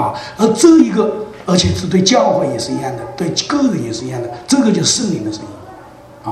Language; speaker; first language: Chinese; native; Chinese